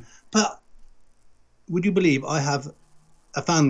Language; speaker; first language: English; native; English